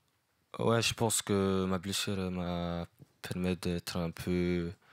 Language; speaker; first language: French; non-native, fluent; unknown